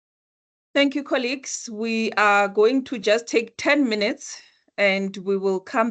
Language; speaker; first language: English; non-native, local second language; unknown